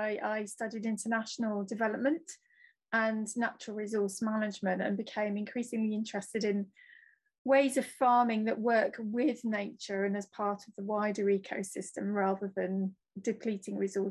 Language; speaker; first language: English; native; English